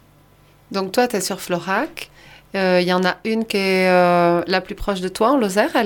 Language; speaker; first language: French; native; French